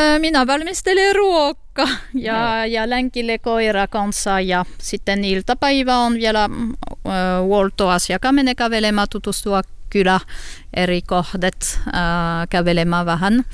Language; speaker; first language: Finnish; non-native, learner; French